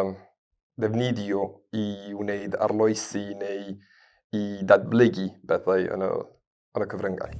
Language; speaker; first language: Welsh; non-native, learner; Spanish